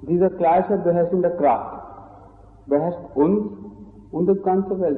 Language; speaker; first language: German; non-native, fluent; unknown